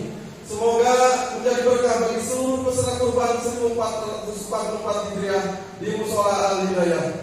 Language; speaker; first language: Indonesian; native; Indonesian